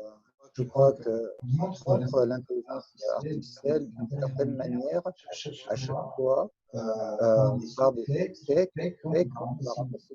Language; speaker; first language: French; native; French